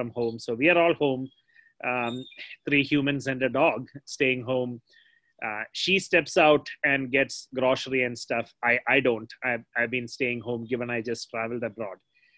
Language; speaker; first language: English; non-native, local second language; Malayalam